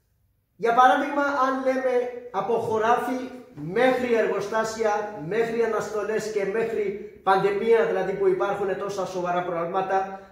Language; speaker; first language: Greek; non-native, fluent; Urdu